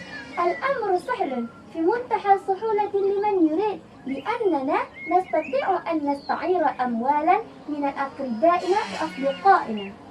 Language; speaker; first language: Arabic; non-native, fluent; Indonesian